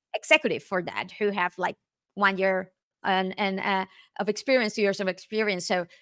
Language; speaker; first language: English; non-native, fluent; Spanish